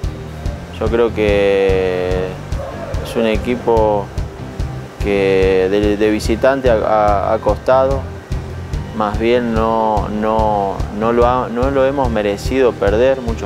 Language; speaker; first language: Spanish; native; Spanish